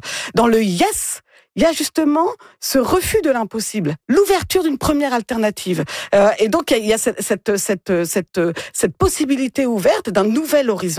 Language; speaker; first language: French; native; French